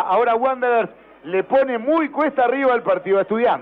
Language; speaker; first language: Spanish; native; Spanish